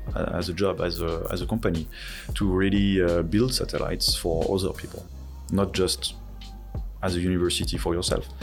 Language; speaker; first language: English; non-native, fluent; French